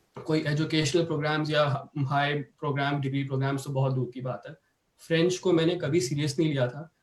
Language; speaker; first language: Urdu; native; Urdu